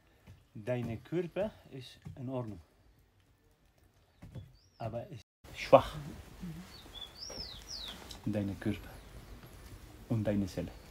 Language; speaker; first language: German; non-native, learner; Spanish